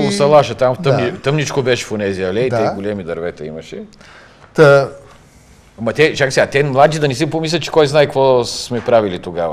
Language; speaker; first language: Bulgarian; native; Bulgarian